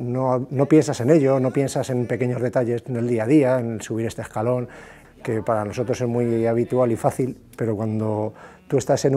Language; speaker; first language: Spanish; native; Spanish